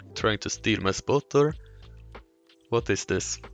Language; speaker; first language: English; non-native, fluent; Swedish